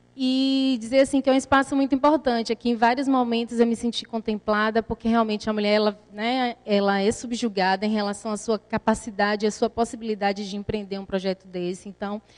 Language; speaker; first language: Portuguese; native; Portuguese